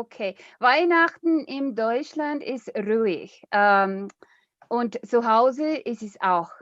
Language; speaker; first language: German; non-native, learner; Spanish